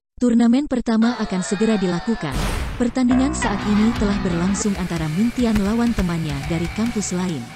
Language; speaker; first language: Indonesian; native; Indonesian